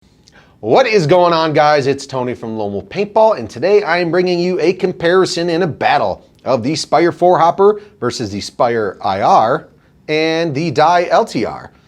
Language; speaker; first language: English; native; English